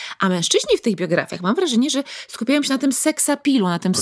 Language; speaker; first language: Polish; native; Polish